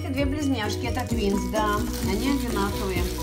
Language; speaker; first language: Russian; native; Russian